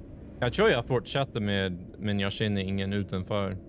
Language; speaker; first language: Swedish; non-native, fluent; English